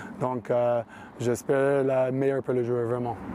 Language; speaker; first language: French; non-native, learner; English